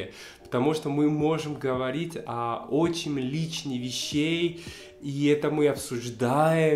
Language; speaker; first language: Russian; non-native, fluent; Spanish